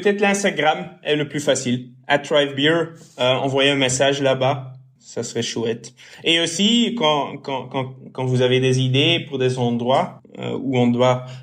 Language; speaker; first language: French; non-native, local second language; Dutch